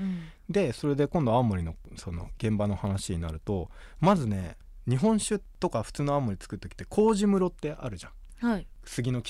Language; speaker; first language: Japanese; native; Japanese